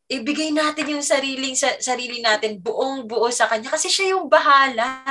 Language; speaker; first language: Filipino; native; Filipino